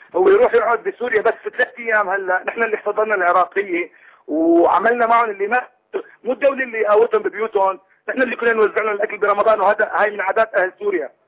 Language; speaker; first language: Arabic; native; Arabic